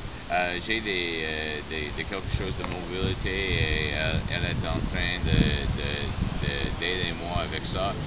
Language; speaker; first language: French; non-native, local second language; English